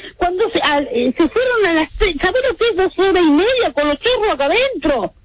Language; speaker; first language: Spanish; early bilingual, other home language; Italian